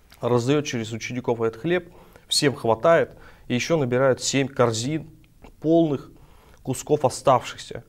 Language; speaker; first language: Russian; native; Russian